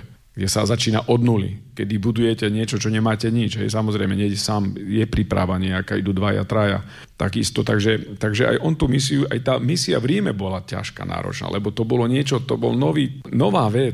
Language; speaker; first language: Slovak; native; Slovak